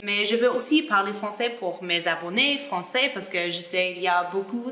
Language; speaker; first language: French; non-native, learner; English